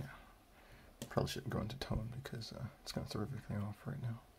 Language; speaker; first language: English; native; English